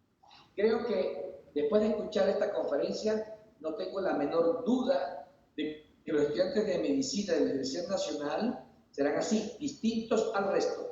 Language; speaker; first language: Spanish; native; Spanish